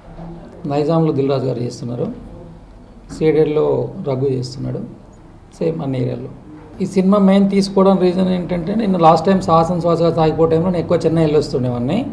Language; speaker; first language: Telugu; native; Telugu